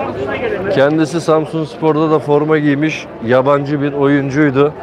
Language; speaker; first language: Turkish; native; Turkish